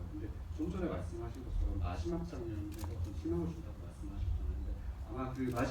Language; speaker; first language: Korean; native; Korean